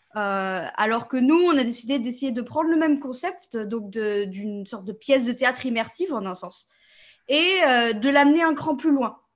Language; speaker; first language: French; native; French